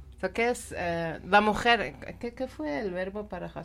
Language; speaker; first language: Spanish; non-native, learner; Persian